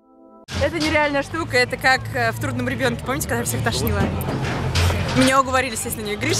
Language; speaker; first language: Russian; native; Russian